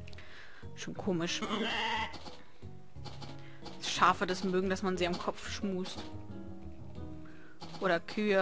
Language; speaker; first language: German; native; German